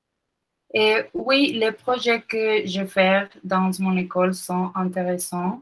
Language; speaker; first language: French; non-native, learner; Spanish